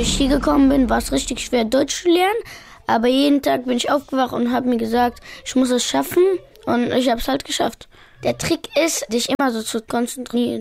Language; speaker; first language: German; early bilingual, other home language; Pashto